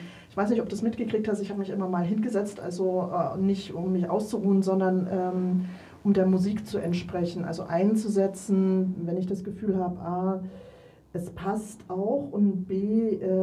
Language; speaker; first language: German; native; German